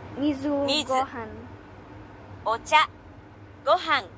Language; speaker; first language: Japanese; non-native, learner; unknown